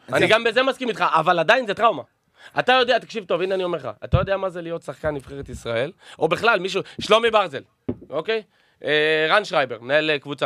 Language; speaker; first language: Hebrew; native; Hebrew